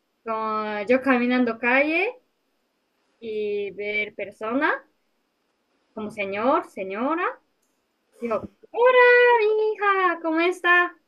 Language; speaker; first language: Spanish; non-native, learner; Japanese